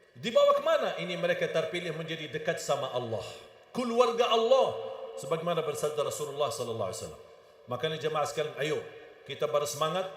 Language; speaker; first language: Malay; non-native, fluent; Arabic